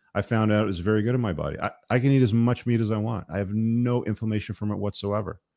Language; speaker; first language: English; early bilingual, other home language; Greek